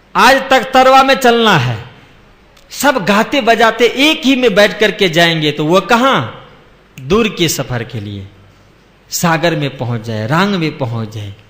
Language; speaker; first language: Hindi; non-native, local second language; Gujarati